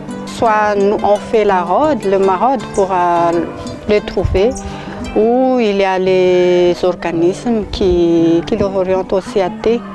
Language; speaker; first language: French; non-native, local second language; Malagasy